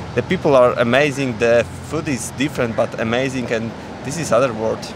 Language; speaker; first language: English; non-native, learner; Polish